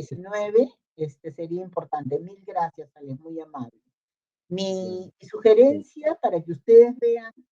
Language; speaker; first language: Spanish; native; Spanish